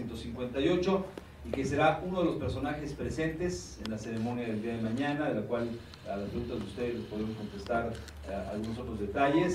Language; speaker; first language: Spanish; native; Spanish